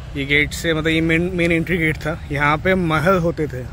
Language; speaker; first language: Hindi; non-native, local second language; Bangla